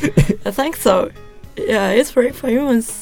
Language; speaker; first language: English; non-native, fluent; Japanese